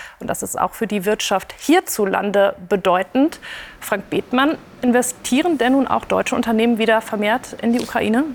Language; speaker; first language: German; native; German